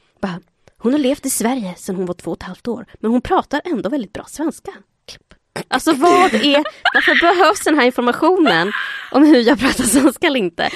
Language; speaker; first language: Swedish; early bilingual, other home language; Spanish